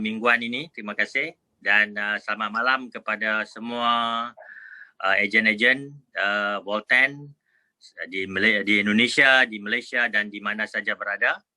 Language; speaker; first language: Malay; native; Malay